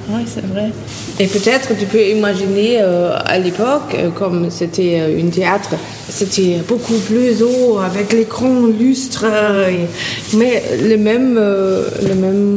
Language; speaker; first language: French; non-native, fluent; German